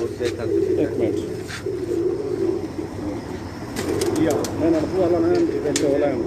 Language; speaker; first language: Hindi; non-native, local second language; Punjabi